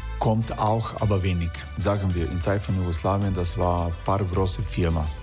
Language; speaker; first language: German; non-native, fluent; Croatian